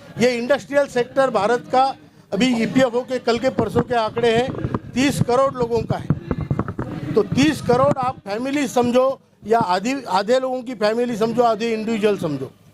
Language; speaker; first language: Hindi; non-native, local second language; Marathi